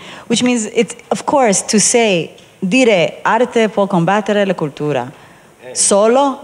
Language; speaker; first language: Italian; non-native, learner; Hebrew